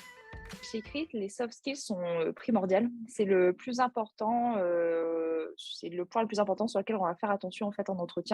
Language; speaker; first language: French; native; French